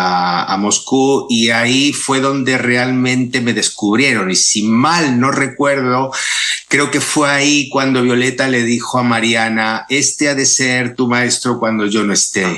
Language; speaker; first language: Spanish; native; Spanish